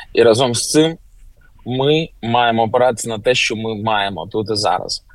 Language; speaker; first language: Ukrainian; native; Ukrainian